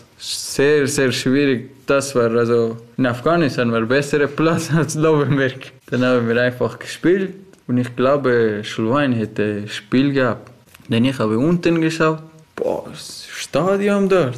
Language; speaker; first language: German; non-native, learner; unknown